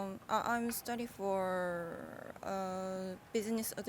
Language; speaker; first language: English; non-native, learner; Korean